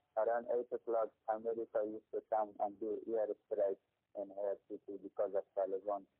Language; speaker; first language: English; non-native, learner; Persian